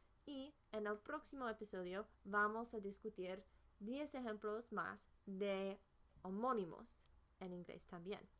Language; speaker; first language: Spanish; non-native, fluent; English